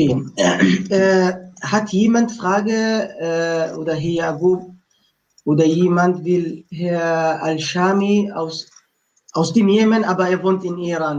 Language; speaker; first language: German; non-native, learner; Arabic